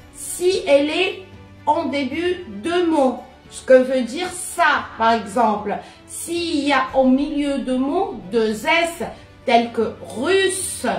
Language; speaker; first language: French; non-native, local second language; Arabic